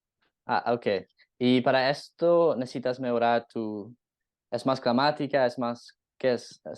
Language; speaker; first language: Spanish; non-native, learner; English